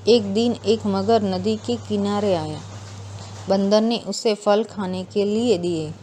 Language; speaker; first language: Hindi; non-native, local second language; Gujarati